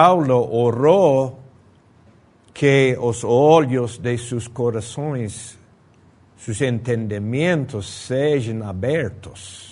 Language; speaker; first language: Portuguese; non-native, fluent; Spanish